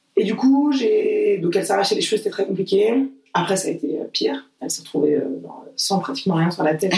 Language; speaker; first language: French; early bilingual, other home language; Portuguese